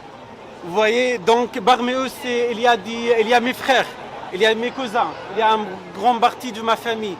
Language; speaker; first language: French; non-native, fluent; Arabic